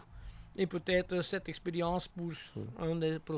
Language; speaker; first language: French; non-native, local second language; Dutch